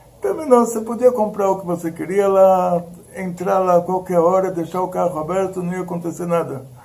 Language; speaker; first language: Portuguese; early bilingual, other home language; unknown